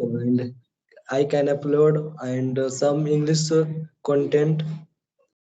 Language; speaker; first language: English; non-native, learner; Hindi